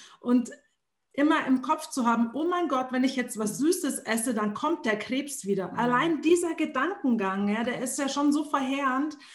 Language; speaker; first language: German; early bilingual, other home language; Arabic